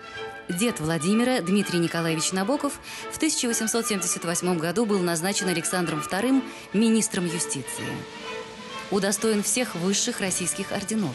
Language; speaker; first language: Russian; native; Russian